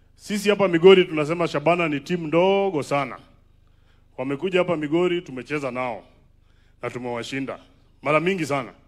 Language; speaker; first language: Swahili; non-native, local second language; Luo (Kenya and Tanzania)